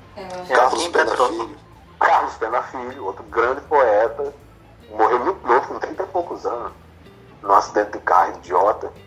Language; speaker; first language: Portuguese; native; Portuguese